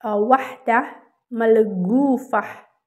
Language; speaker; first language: Arabic; non-native, fluent; Indonesian